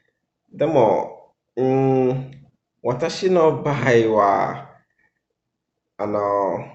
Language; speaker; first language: Japanese; non-native, learner; English